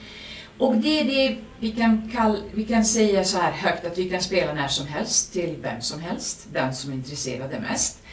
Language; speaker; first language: Swedish; non-native, fluent; Serbian